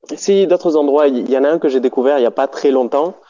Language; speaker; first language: French; native; French